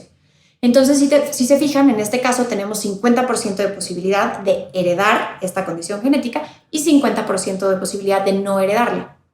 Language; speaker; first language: Spanish; native; Spanish